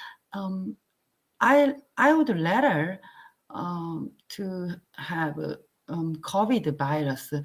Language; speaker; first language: English; non-native, learner; Korean